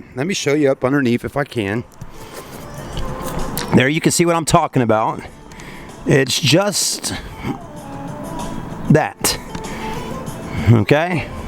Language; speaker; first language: English; native; English